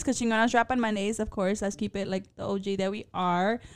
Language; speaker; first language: English; early bilingual, other home language; Spanish